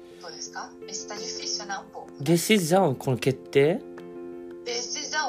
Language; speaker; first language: Portuguese; non-native, learner; Japanese